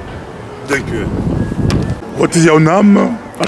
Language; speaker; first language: Dutch; non-native, learner; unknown